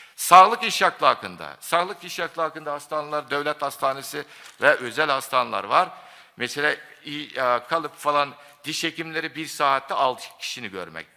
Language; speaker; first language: Turkish; non-native, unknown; Japanese